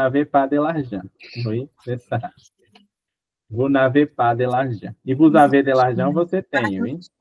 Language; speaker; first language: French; non-native, fluent; Portuguese